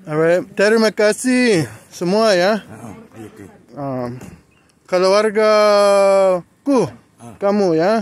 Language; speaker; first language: Indonesian; non-native, learner; English